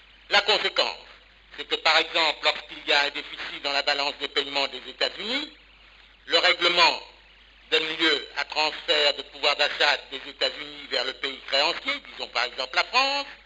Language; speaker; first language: French; native; French